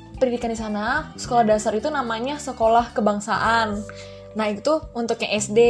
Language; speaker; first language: Indonesian; early bilingual, heritage; Malay